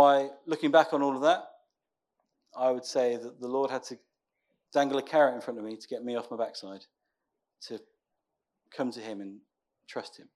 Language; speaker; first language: English; native; English